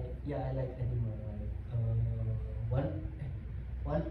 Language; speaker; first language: English; non-native, learner; Indonesian